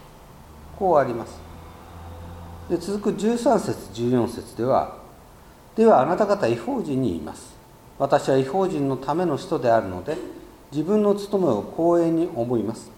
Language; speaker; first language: Japanese; native; Japanese